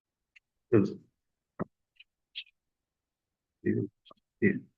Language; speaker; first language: Chinese; non-native, learner; Indonesian